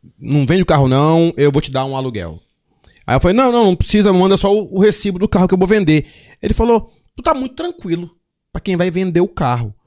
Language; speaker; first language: Portuguese; native; Portuguese